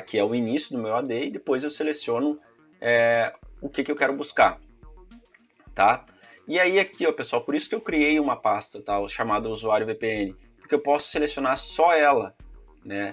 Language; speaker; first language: Portuguese; native; Portuguese